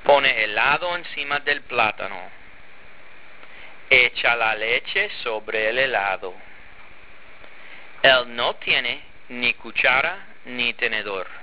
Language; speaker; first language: Spanish; non-native, fluent; English